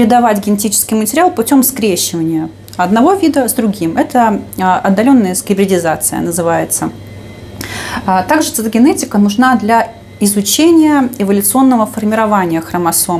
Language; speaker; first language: Russian; native; Russian